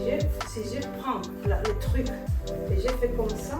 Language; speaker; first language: French; non-native, fluent; Spanish